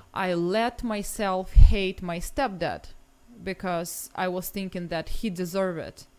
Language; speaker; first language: English; non-native, fluent; Russian